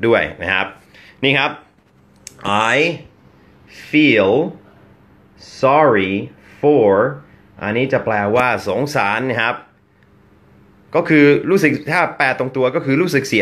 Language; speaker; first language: Thai; non-native, fluent; English